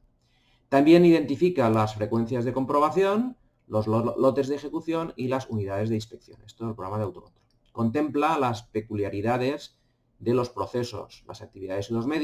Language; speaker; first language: Spanish; native; Spanish